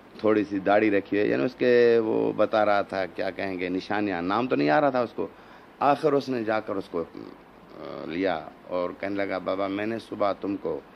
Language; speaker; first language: Urdu; non-native, local second language; Sindhi